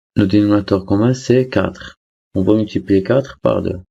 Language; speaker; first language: French; non-native, local second language; Arabic